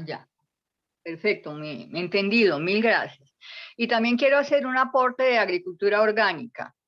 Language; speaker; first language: Spanish; native; Spanish